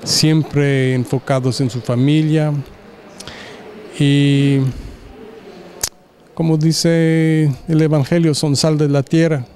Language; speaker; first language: Spanish; non-native, fluent; English